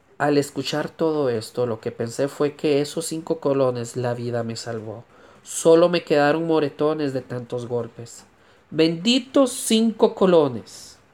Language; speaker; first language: Spanish; native; Spanish